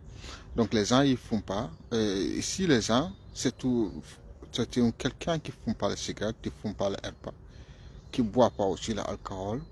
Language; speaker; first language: French; non-native, fluent; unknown